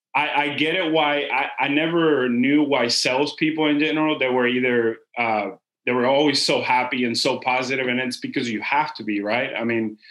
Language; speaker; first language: English; non-native, fluent; Spanish